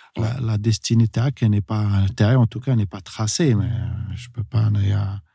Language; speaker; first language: French; non-native, local second language; Arabic